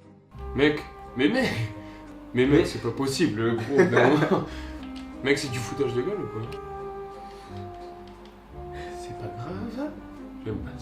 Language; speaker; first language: French; native; French